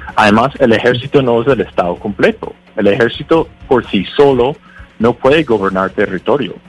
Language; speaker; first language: Spanish; non-native, fluent; English